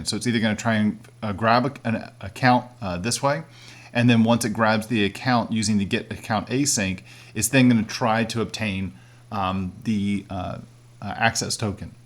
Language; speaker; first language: English; native; English